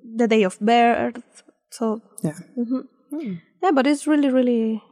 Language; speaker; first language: English; non-native, fluent; Spanish